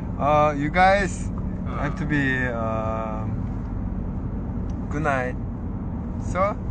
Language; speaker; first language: English; non-native, learner; Korean